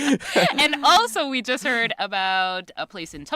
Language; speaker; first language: English; native; English